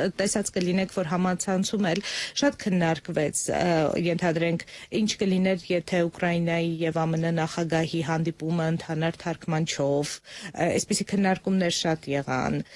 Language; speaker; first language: Armenian; native; Armenian